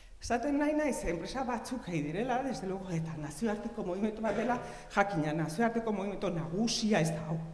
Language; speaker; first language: Basque; native; Basque